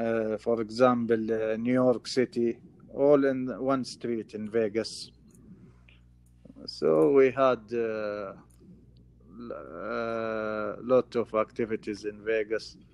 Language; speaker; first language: English; non-native, learner; Arabic